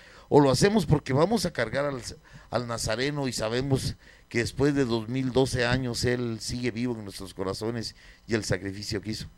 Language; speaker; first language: Spanish; native; Spanish